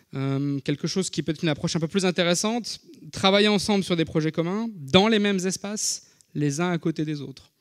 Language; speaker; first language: French; native; French